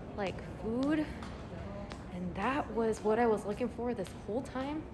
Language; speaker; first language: English; early bilingual, other home language; Korean